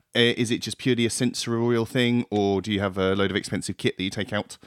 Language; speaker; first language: English; native; English